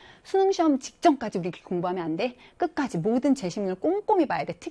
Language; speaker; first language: Korean; native; Korean